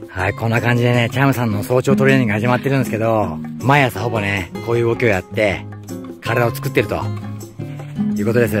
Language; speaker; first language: Japanese; native; Japanese